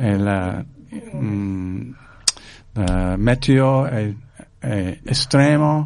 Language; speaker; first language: Italian; non-native, learner; English